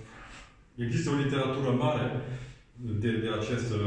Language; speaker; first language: Romanian; non-native, learner; French